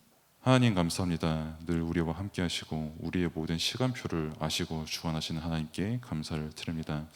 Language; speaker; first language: Korean; native; Korean